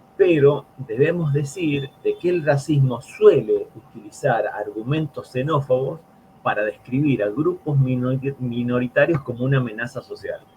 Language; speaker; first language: Spanish; native; Spanish